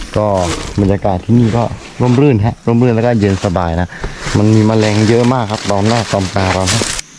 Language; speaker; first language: Thai; non-native, local second language; Karen languages